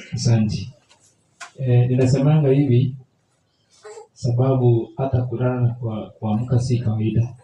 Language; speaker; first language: Swahili; native; Swahili